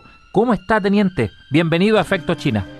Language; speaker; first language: Spanish; native; Spanish